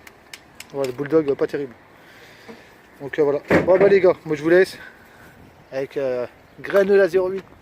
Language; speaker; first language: French; native; French